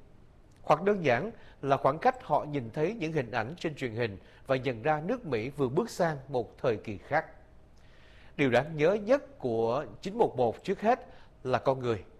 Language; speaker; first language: Vietnamese; native; Vietnamese